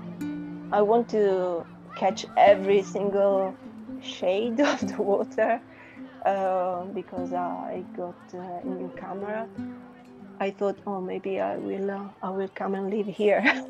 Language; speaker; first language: English; non-native, fluent; Italian